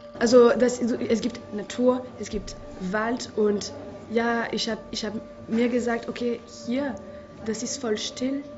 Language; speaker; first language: German; non-native, fluent; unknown